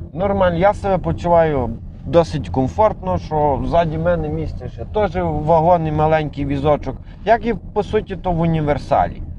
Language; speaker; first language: Ukrainian; native; Ukrainian